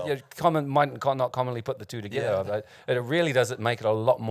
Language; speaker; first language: English; native; English